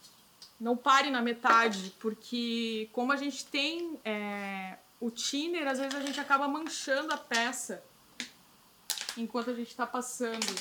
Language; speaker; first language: Portuguese; native; Portuguese